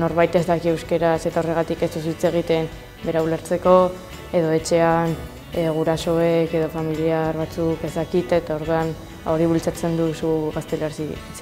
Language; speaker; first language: Basque; non-native, local second language; Spanish